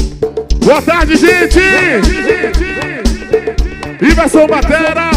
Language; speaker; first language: Portuguese; native; Portuguese